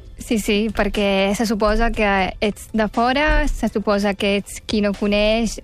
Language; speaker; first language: Catalan; early bilingual, other home language; Arabic